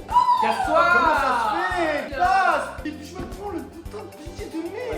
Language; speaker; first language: French; native; French